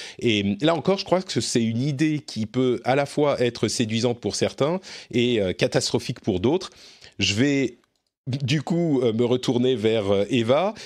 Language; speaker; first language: French; native; French